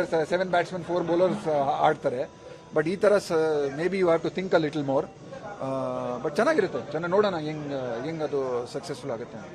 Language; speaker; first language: Kannada; non-native, local second language; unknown